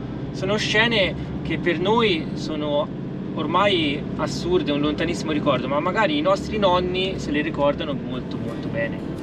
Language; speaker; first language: Italian; native; Italian